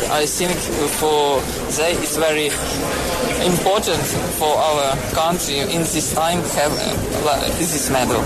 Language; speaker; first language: English; non-native, learner; Ukrainian